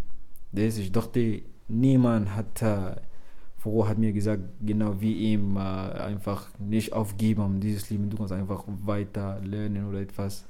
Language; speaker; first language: German; non-native, learner; Arabic